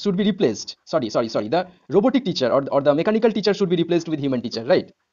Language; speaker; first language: English; non-native, local second language; Bangla